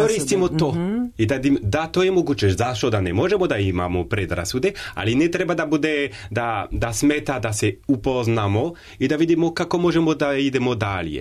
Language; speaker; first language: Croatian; non-native, learner; French